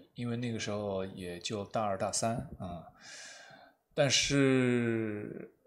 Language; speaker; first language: Chinese; native; Chinese